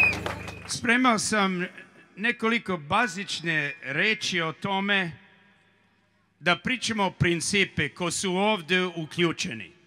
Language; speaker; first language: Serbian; early bilingual, heritage; Serbian